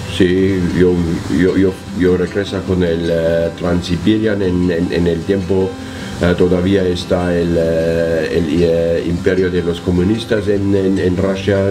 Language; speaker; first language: Spanish; non-native, learner; German